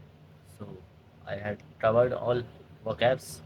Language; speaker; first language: English; non-native, learner; Hindi